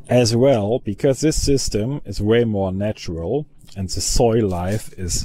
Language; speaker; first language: English; non-native, fluent; German